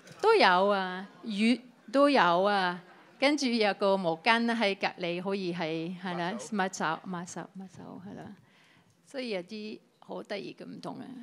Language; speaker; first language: Cantonese; non-native, fluent; French